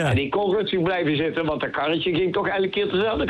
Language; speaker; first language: Dutch; native; Dutch